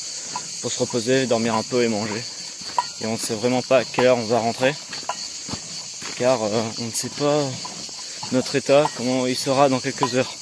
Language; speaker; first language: French; native; French